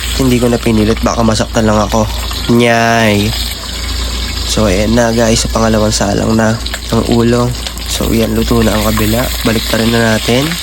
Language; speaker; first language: Filipino; native; Filipino